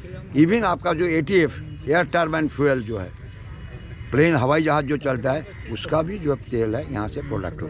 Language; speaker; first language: Hindi; non-native, local second language; Bangla